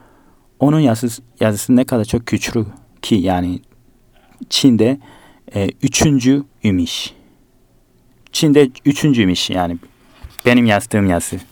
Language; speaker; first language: Turkish; non-native, fluent; Korean